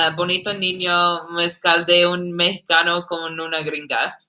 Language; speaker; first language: Spanish; non-native, learner; English